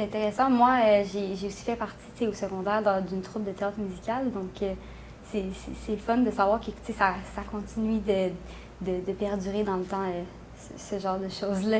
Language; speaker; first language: French; native; French